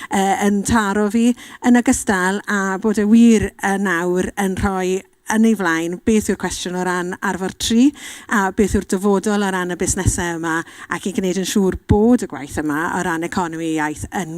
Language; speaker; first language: Welsh; native; Welsh